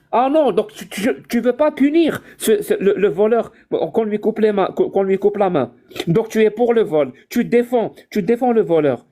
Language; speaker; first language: French; non-native, local second language; Arabic